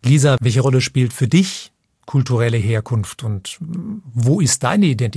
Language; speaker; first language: German; native; German